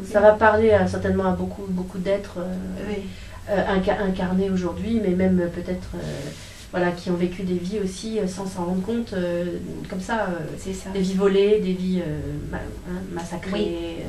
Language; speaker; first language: French; native; French